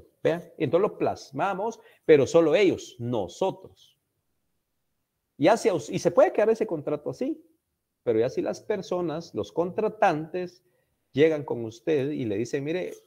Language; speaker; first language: Spanish; native; Spanish